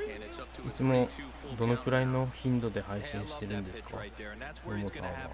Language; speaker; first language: Japanese; native; Japanese